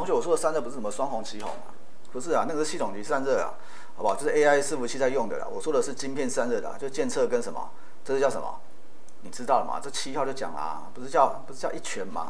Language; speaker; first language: Chinese; native; Chinese